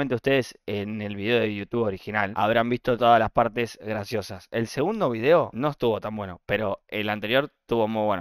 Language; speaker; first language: Spanish; native; Spanish